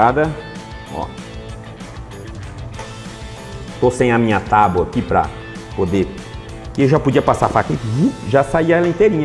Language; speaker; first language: Portuguese; native; Portuguese